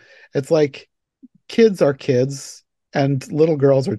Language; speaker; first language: English; native; English